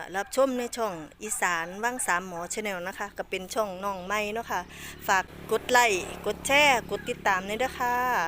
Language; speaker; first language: Thai; native; Thai